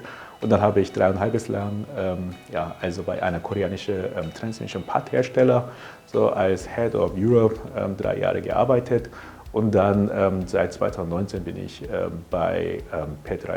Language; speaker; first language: German; non-native, fluent; Korean